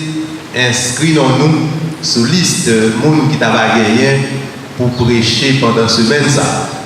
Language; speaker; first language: French; non-native, learner; Haitian Creole